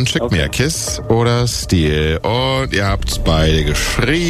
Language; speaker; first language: German; native; German